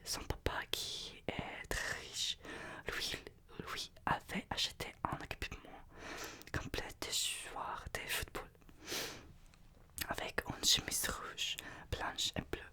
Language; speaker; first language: French; non-native, learner; Russian